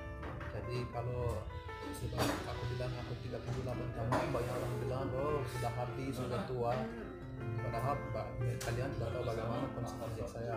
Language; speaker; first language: Indonesian; non-native, fluent; Portuguese